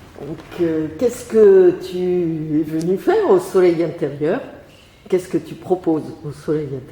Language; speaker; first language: French; native; French